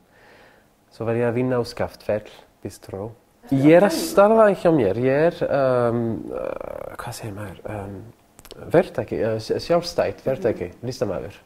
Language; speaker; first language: Icelandic; non-native, learner; French